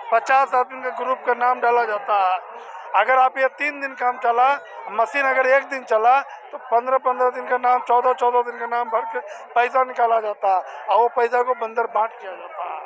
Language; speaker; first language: Hindi; native; Hindi